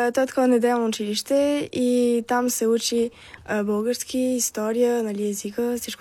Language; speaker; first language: Bulgarian; early bilingual, heritage; French